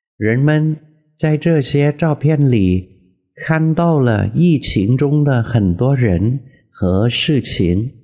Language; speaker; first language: Chinese; non-native, fluent; Vietnamese